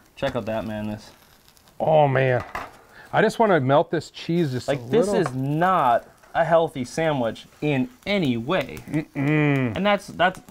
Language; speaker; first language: English; native; English